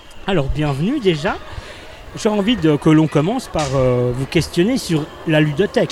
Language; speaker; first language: French; native; French